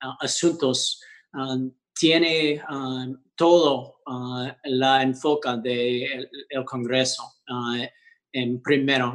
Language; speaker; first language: Spanish; early bilingual, heritage; English